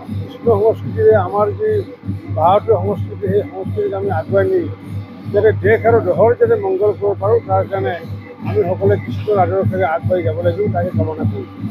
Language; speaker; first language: Assamese; native; Assamese